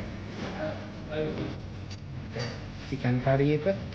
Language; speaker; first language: Japanese; non-native, fluent; Sinhala